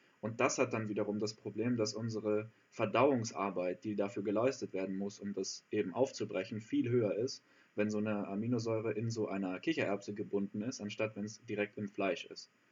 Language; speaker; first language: German; native; German